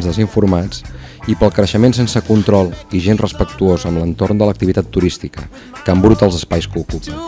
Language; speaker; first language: Catalan; native; Catalan